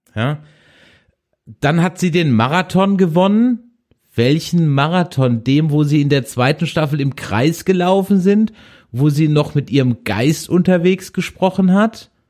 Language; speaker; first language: German; native; German